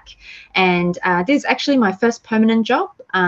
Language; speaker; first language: English; non-native, local second language; Cantonese